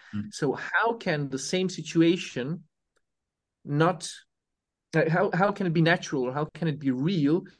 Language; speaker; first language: English; non-native, fluent; Serbian